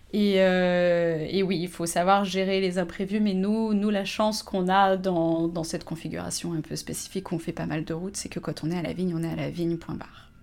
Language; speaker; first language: French; native; French